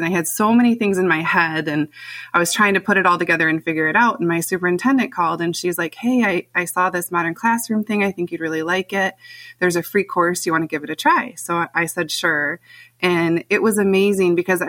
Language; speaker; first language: English; native; English